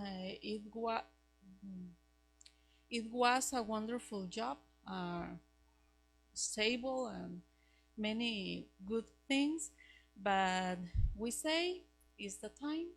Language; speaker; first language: English; non-native, learner; Spanish